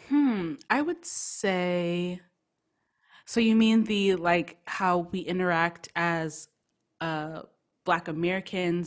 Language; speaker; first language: English; native; English